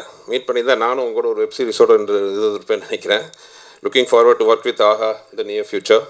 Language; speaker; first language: Tamil; native; Tamil